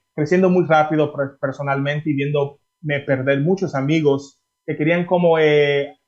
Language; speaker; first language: Spanish; early bilingual, heritage; Spanish